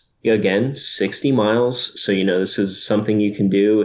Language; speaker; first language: English; native; English